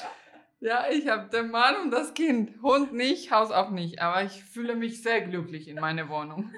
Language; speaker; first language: German; non-native, fluent; Spanish